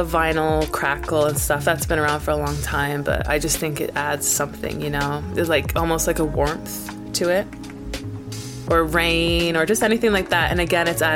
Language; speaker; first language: English; native; English